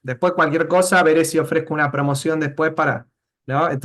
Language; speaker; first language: Spanish; native; Spanish